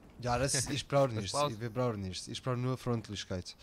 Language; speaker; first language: German; non-native, learner; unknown